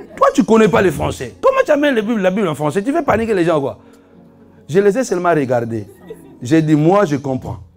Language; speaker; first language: French; non-native, fluent; Lingala